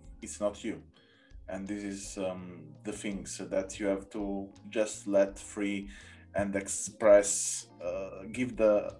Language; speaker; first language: English; non-native, learner; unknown